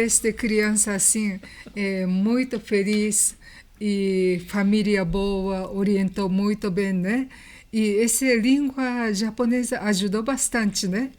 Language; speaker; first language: Portuguese; non-native, learner; Japanese